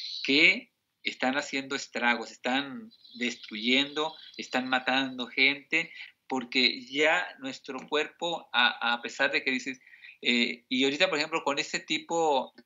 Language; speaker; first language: Spanish; native; Spanish